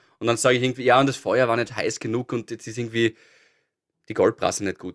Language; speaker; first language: German; native; German